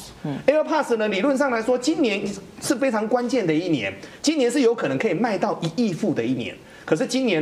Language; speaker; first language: Chinese; native; Chinese